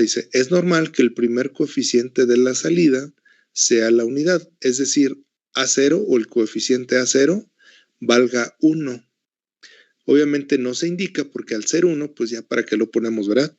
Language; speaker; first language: Spanish; native; Spanish